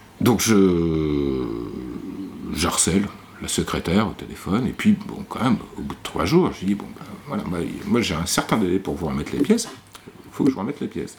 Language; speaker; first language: French; native; French